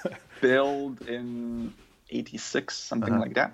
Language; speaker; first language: English; non-native, fluent; German